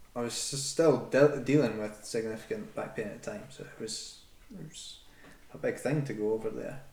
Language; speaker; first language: English; native; English